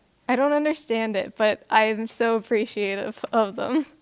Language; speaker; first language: English; native; English